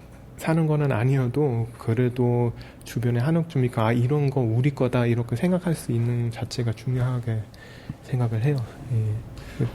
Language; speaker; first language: Korean; early bilingual, heritage; Korean